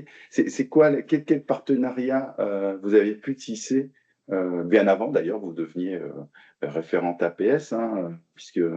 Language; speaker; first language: French; native; French